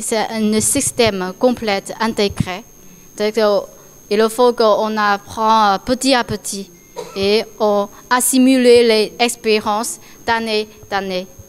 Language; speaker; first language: French; non-native, learner; Chinese